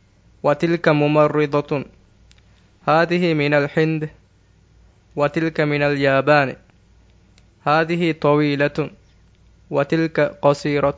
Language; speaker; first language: Arabic; non-native, learner; Divehi